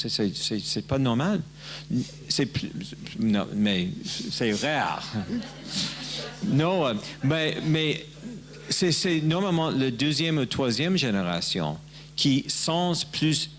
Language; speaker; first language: French; non-native, learner; English